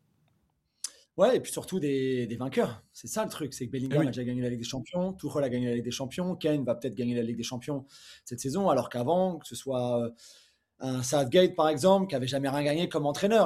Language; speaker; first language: French; native; French